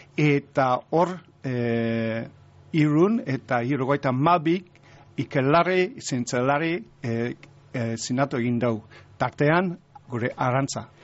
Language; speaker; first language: Basque; non-native, fluent; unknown